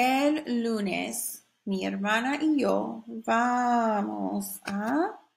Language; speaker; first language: Spanish; non-native, fluent; English